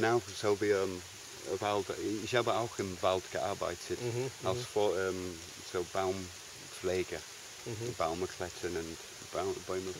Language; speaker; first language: German; non-native, fluent; English